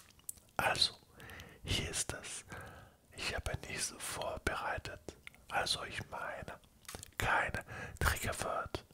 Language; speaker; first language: German; non-native, learner; French